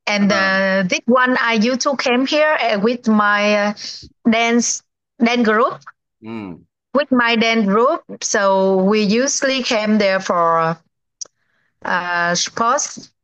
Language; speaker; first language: English; non-native, learner; Vietnamese